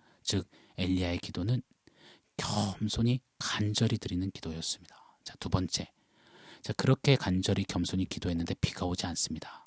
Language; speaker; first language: Korean; native; Korean